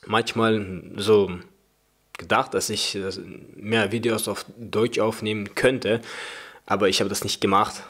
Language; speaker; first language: German; early bilingual, other home language; Chechen